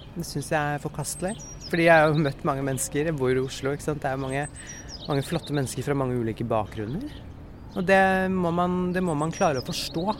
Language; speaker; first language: Norwegian; native; Norwegian